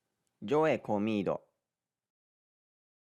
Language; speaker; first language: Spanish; non-native, learner; Japanese